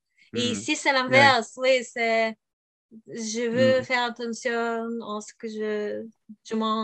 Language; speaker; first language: French; non-native, fluent; Bulgarian